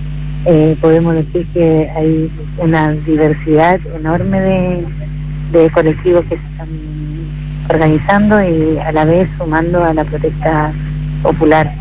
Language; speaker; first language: Spanish; native; Spanish